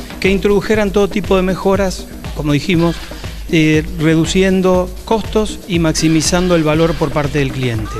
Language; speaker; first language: Spanish; native; Spanish